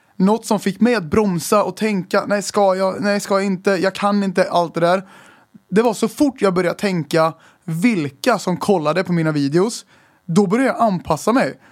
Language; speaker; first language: Swedish; native; Swedish